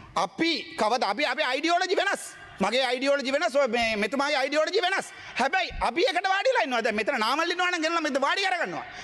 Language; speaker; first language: Sinhala; non-native, local second language; Tamil